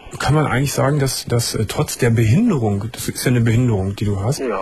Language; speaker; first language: German; native; German